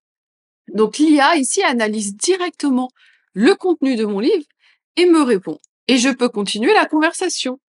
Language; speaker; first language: French; native; French